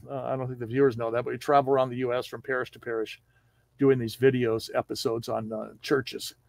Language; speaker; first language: English; native; English